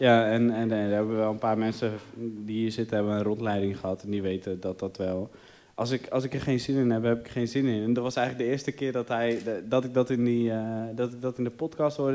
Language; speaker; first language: Dutch; native; Dutch